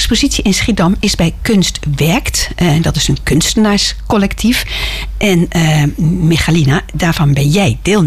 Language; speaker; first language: Dutch; native; Dutch